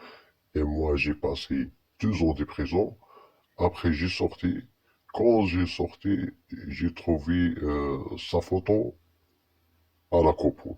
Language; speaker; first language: French; non-native, learner; Arabic